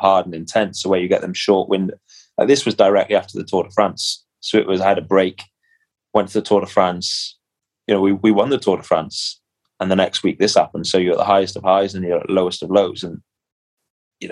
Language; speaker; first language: English; native; English